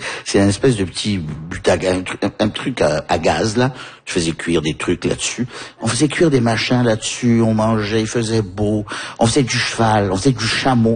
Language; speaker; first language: French; native; French